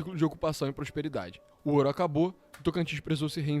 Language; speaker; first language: Portuguese; native; Portuguese